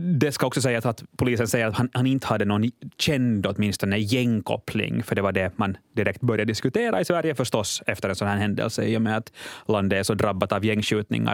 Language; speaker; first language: Swedish; native; Swedish